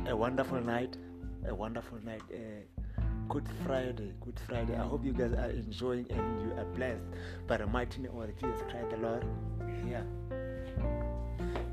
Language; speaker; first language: English; non-native, local second language; Tswana